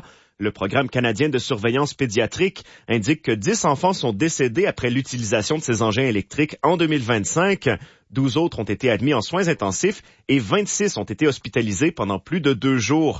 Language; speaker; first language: French; native; French